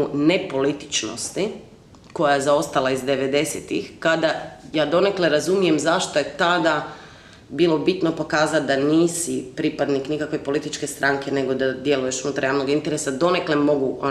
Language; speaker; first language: Croatian; native; Croatian